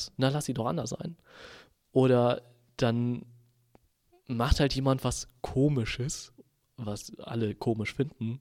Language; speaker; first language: German; native; German